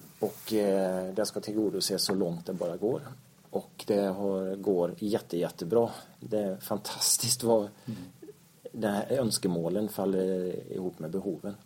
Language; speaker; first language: Swedish; native; Swedish